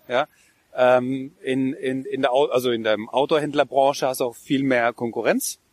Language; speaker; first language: German; native; German